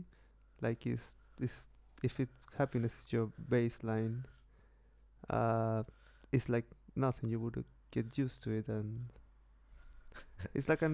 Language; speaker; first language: English; non-native, fluent; Spanish